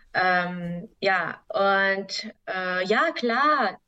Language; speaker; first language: German; non-native, fluent; Russian